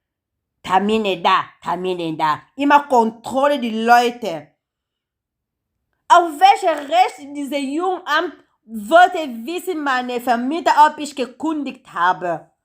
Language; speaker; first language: German; non-native, learner; Lingala